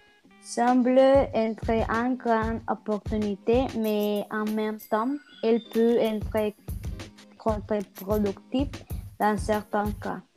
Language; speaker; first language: French; non-native, learner; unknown